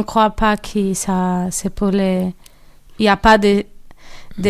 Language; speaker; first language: French; non-native, learner; Portuguese